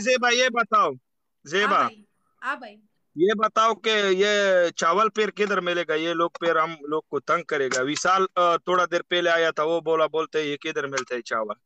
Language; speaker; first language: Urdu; non-native, local second language; Pashto